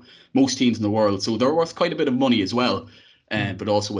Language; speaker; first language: English; native; English